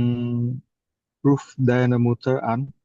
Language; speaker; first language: German; non-native, learner; Indonesian